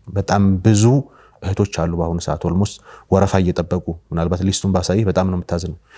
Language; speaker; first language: Amharic; native; Amharic